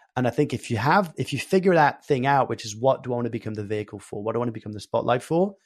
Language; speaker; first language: English; early bilingual, other home language; French